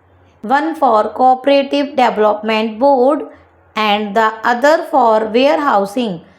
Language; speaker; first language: English; non-native, local second language; Hindi